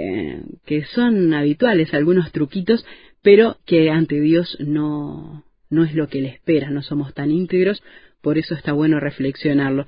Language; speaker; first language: Spanish; native; Spanish